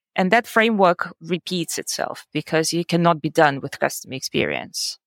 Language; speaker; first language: English; non-native, fluent; Russian